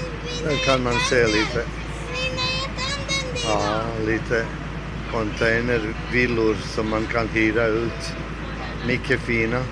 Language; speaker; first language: Swedish; non-native, fluent; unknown